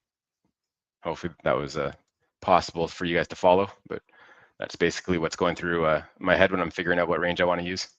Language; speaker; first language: English; native; English